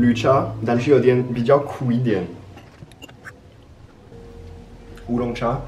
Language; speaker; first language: Chinese; non-native, fluent; French